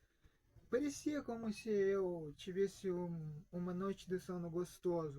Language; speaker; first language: Portuguese; non-native, fluent; Russian